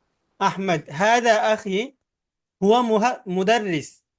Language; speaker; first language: Arabic; non-native, fluent; Bangla